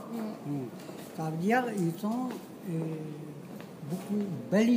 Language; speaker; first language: French; non-native, learner; Chinese